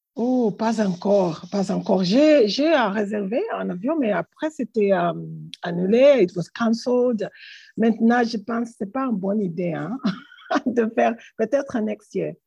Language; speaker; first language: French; non-native, learner; English